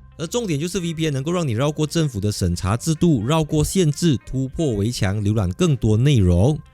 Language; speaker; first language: Chinese; native; Chinese